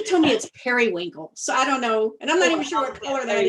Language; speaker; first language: English; native; English